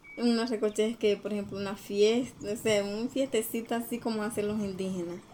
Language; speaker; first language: Spanish; non-native, local second language; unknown